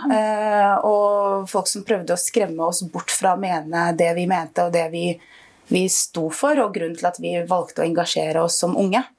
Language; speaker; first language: Norwegian; early bilingual, other home language; Arabic